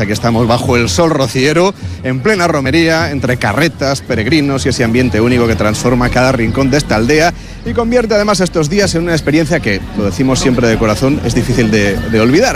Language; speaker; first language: Spanish; native; Spanish